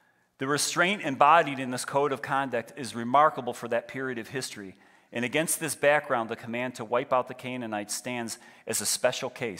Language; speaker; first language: English; native; English